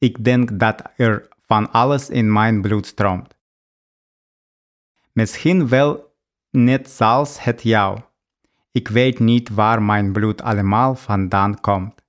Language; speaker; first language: Dutch; non-native, learner; Russian